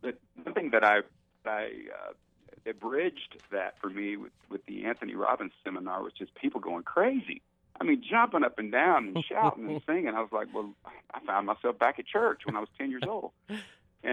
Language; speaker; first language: English; native; English